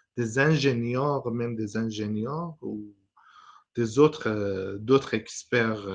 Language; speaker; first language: French; non-native, fluent; Persian